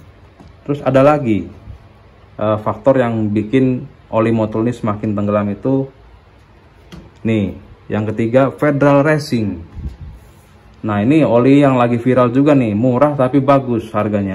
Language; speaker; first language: Indonesian; non-native, local second language; Sundanese